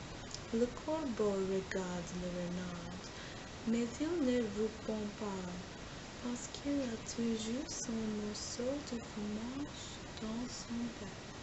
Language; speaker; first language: French; non-native, learner; English